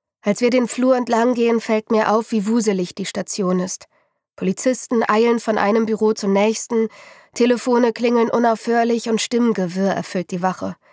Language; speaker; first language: German; native; German